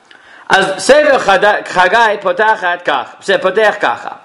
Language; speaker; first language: Hebrew; non-native, fluent; English